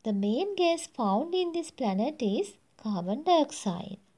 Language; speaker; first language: English; non-native, local second language; Sinhala